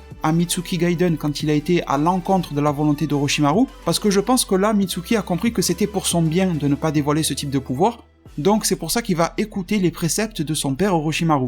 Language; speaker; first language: French; native; French